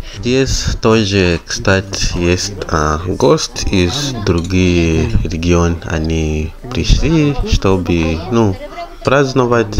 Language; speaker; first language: Russian; non-native, fluent; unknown